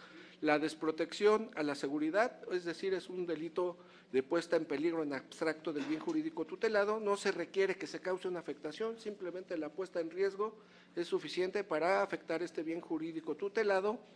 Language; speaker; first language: Spanish; native; Spanish